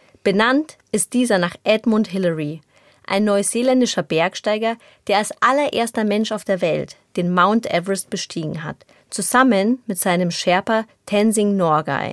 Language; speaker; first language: German; native; German